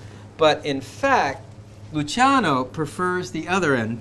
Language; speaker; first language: English; native; English